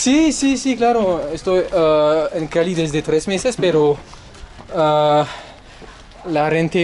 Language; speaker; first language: Spanish; non-native, learner; French